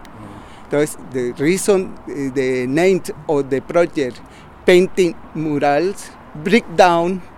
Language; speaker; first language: English; non-native, learner; Spanish